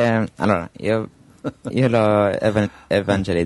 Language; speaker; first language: Italian; non-native, learner; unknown